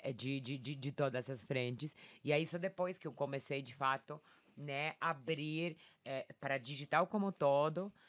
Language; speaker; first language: Portuguese; non-native, fluent; Polish